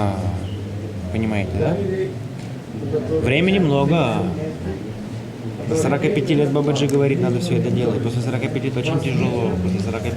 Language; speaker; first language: Russian; native; Russian